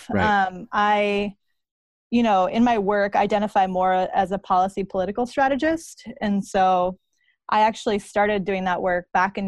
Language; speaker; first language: English; native; English